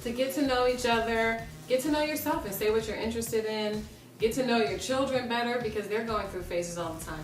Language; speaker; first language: English; native; English